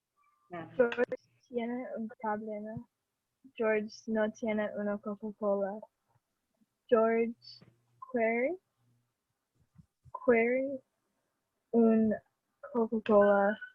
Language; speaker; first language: Spanish; non-native, learner; English